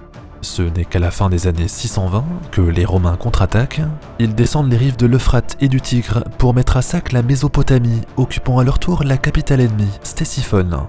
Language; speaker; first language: French; native; French